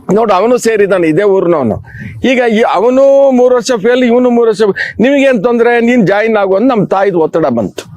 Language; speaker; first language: Kannada; native; Kannada